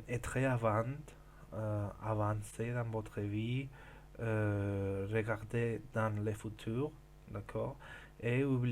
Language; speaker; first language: French; non-native, learner; Spanish